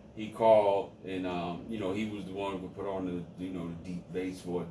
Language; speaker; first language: English; native; English